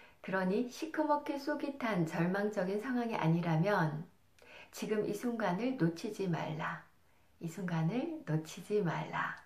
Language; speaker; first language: Korean; native; Korean